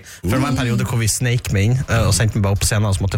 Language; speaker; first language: Norwegian; native; Norwegian